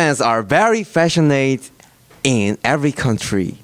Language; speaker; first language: English; non-native, learner; Korean